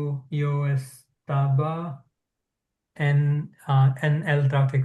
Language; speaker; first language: Spanish; non-native, learner; English